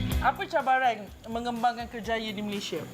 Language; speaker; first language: Malay; native; Malay